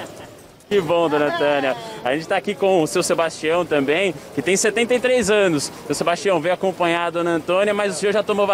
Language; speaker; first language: Portuguese; native; Portuguese